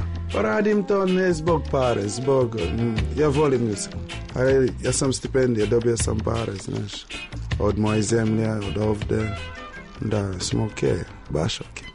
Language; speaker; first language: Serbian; non-native, learner; English